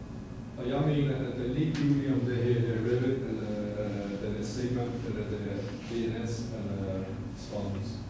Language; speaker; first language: Danish; non-native, fluent; English